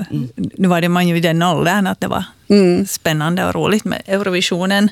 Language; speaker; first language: Swedish; native; Swedish